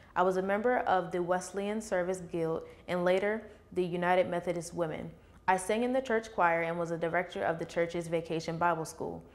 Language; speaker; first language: English; native; English